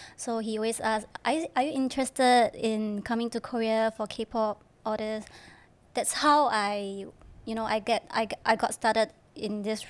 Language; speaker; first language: English; non-native, local second language; Chinese